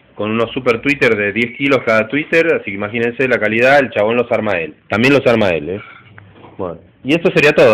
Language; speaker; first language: Spanish; native; Spanish